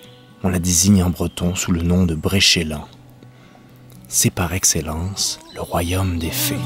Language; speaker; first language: French; native; French